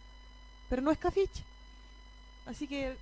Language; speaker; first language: Spanish; native; Spanish